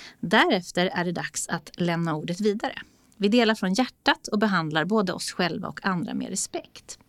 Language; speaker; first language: Swedish; native; Swedish